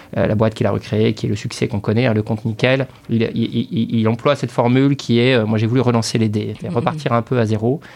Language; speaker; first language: French; native; French